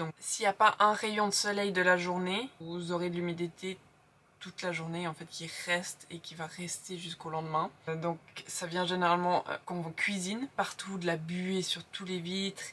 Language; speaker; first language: French; native; French